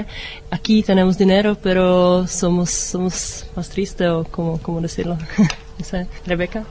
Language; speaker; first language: Spanish; non-native, learner; Czech